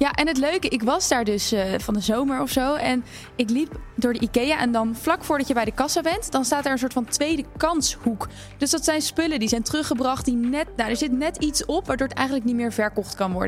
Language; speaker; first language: Dutch; native; Dutch